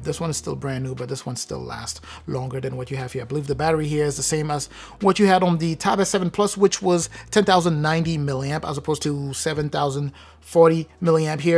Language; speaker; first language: English; native; English